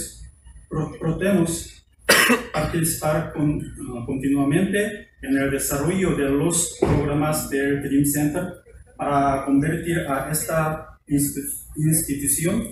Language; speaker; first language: Spanish; non-native, fluent; Korean